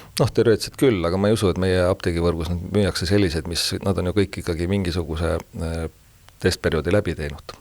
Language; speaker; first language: Estonian; native; Estonian